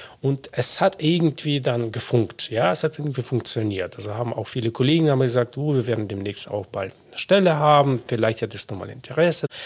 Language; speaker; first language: German; non-native, fluent; Russian